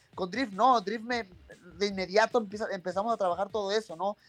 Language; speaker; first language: Spanish; native; Spanish